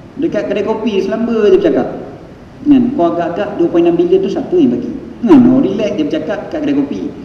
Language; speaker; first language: Malay; native; Malay